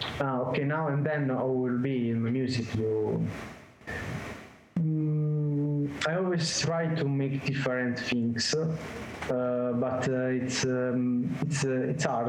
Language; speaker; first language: English; non-native, learner; Italian